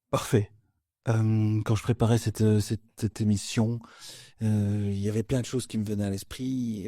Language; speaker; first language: French; native; French